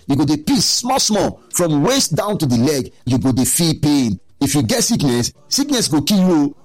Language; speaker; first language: Nigerian Pidgin; non-native, local second language; Yoruba